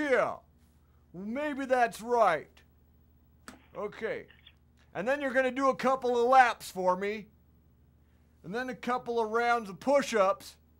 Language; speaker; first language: English; native; English